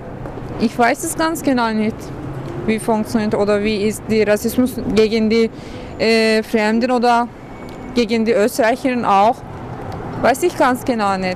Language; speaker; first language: German; non-native, learner; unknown